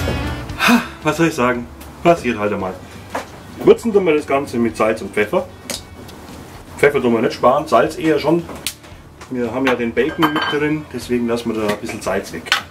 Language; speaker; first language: German; native; German